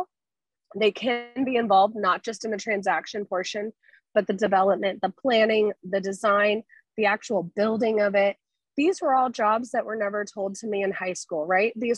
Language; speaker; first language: English; native; English